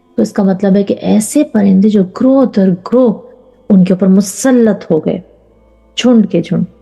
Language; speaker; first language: Urdu; native; Urdu